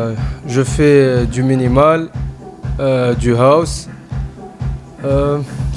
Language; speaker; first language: French; non-native, fluent; Arabic